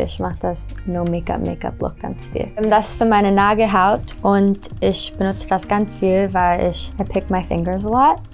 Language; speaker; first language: German; early bilingual, heritage; English